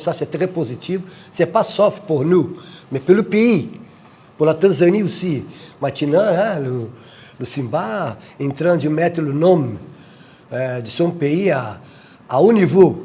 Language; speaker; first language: French; non-native, fluent; Portuguese